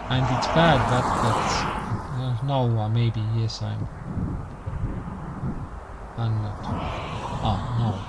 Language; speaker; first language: English; non-native, learner; Estonian